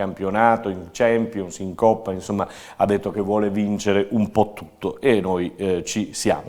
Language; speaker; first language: Italian; native; Italian